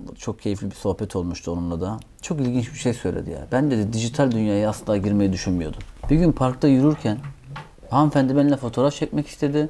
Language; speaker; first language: Turkish; native; Turkish